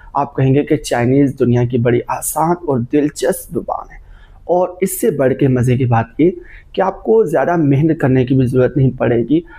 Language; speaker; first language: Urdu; native; Urdu